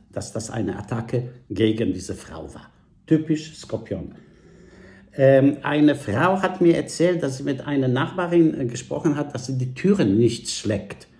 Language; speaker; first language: German; non-native, fluent; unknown